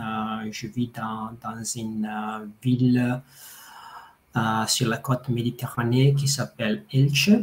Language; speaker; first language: French; non-native, fluent; Italian